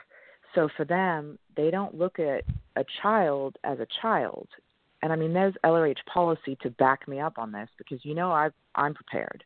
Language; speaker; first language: English; non-native, local second language; French